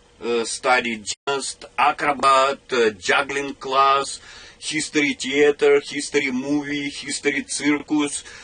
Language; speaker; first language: English; non-native, learner; Russian